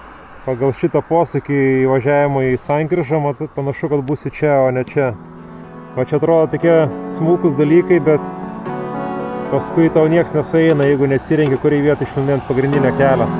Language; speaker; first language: Lithuanian; native; Lithuanian